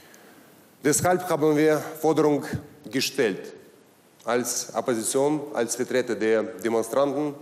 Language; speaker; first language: German; non-native, learner; Russian